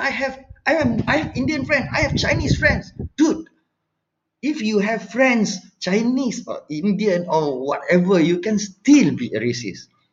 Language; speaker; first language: English; non-native, local second language; Malay